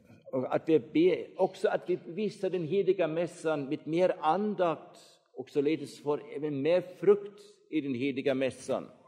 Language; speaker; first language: Swedish; non-native, fluent; German